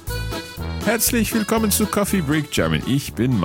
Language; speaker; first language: German; non-native, learner; English